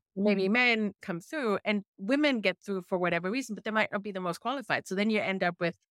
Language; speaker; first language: English; non-native, fluent; German